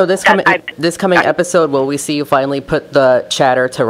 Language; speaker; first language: English; native; English